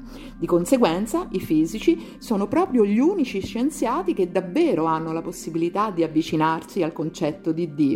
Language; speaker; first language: Italian; native; Italian